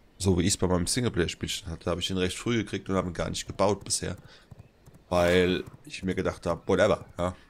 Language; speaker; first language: German; native; German